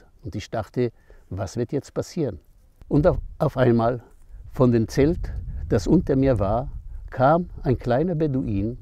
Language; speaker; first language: German; non-native, fluent; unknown